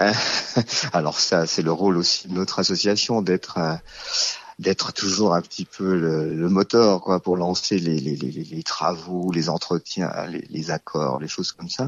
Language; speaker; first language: French; native; French